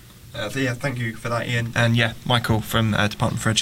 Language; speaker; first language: English; native; English